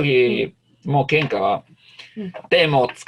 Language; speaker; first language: Japanese; non-native, learner; Italian